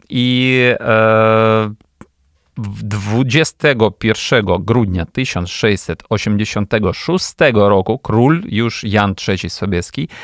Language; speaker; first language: Polish; non-native, fluent; Ukrainian